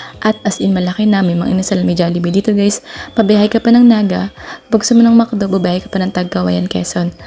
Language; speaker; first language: Filipino; non-native, local second language; Bikol